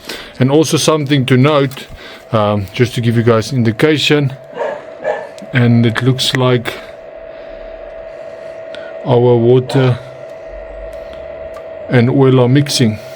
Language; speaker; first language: English; non-native, local second language; Afrikaans